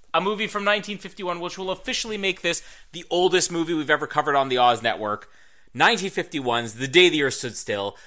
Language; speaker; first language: English; native; English